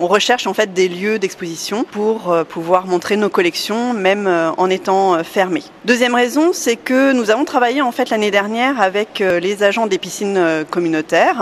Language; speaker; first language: French; native; French